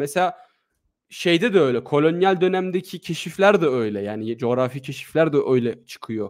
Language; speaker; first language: Turkish; native; Turkish